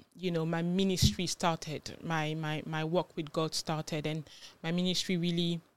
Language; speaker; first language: English; non-native, fluent; French